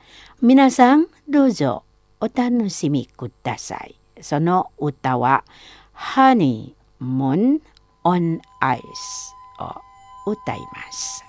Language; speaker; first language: Japanese; non-native, fluent; Indonesian